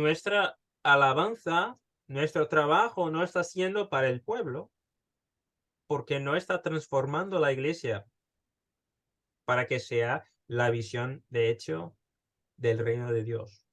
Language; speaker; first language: Spanish; early bilingual, heritage; Spanish